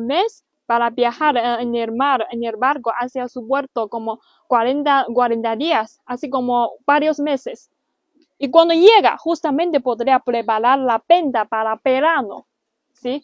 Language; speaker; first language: Spanish; non-native, learner; Chinese